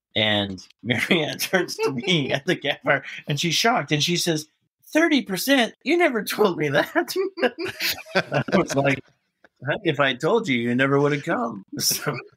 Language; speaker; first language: English; native; English